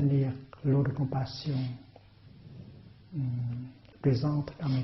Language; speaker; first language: French; non-native, fluent; Vietnamese